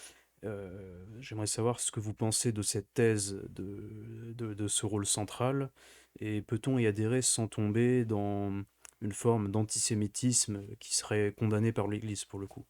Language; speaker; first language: French; native; French